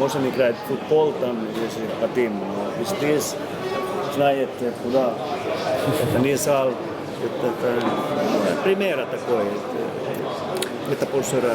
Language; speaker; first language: Russian; non-native, learner; Finnish